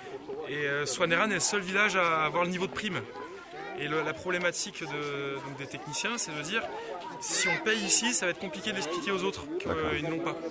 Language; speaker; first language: French; native; French